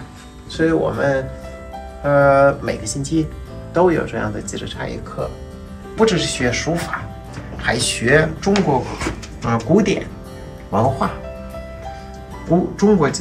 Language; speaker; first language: Chinese; non-native, fluent; Russian